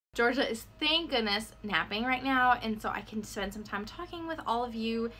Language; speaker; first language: English; native; English